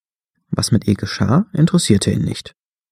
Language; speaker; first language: German; native; German